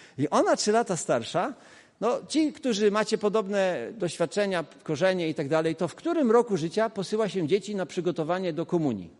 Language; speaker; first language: Polish; non-native, local second language; Kashubian